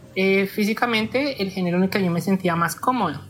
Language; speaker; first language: Spanish; native; Spanish